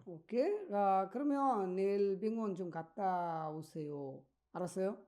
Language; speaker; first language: Korean; non-native, learner; Bangla